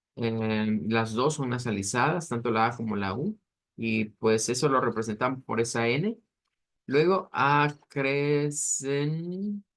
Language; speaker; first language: Spanish; native; Spanish